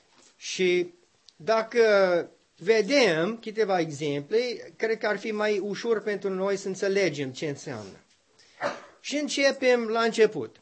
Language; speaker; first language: Romanian; non-native, learner; English